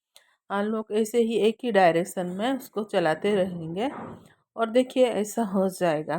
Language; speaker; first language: Hindi; non-native, local second language; Odia